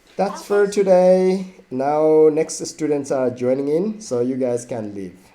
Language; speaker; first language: English; non-native, local second language; Nepali